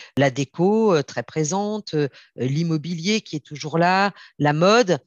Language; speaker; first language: French; native; French